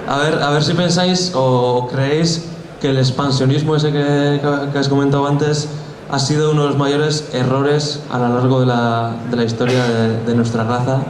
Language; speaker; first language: Spanish; non-native, local second language; Basque